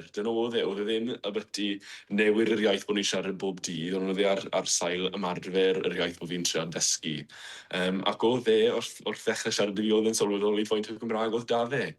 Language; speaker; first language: Welsh; non-native, fluent; English